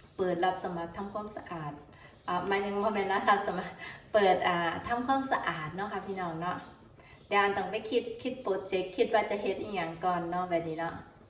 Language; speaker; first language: Thai; native; Thai